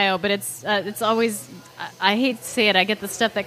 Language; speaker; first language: English; native; English